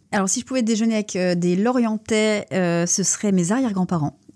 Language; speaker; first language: French; native; French